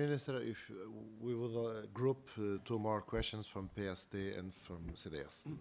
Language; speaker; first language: English; non-native, fluent; Portuguese